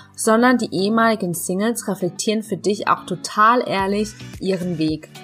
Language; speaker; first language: German; native; German